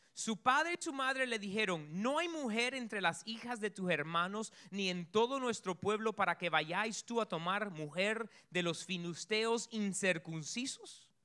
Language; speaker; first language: Spanish; early bilingual, heritage; Spanish